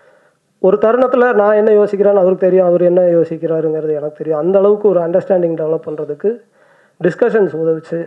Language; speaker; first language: Tamil; native; Tamil